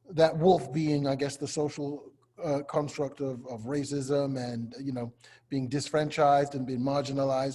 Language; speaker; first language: English; native; English